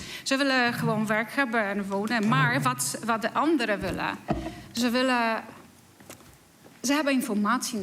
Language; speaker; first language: Dutch; non-native, fluent; Polish